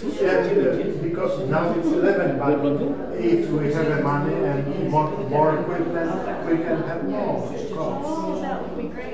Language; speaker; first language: English; non-native, learner; Polish